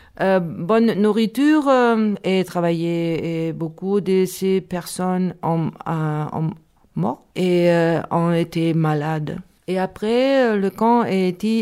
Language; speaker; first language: French; non-native, learner; Spanish